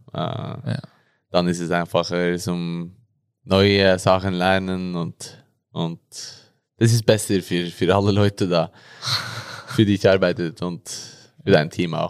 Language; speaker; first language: German; non-native, learner; Norwegian